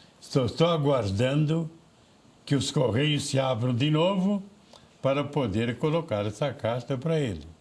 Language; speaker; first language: Portuguese; native; Portuguese